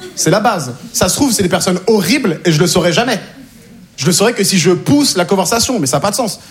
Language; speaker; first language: French; native; French